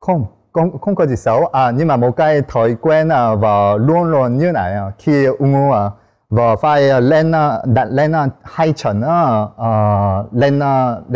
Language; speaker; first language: Vietnamese; non-native, learner; Korean